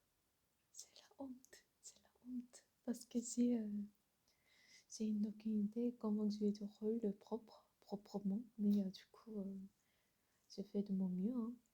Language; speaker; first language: French; non-native, learner; Korean